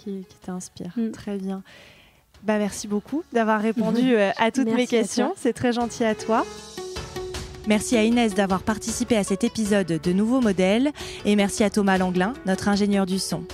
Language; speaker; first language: French; native; French